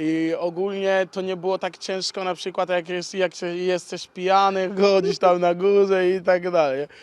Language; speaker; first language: Polish; non-native, learner; Portuguese